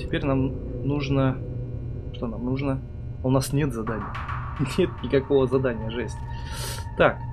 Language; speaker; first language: Russian; native; Russian